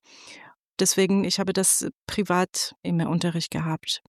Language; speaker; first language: German; non-native, fluent; Persian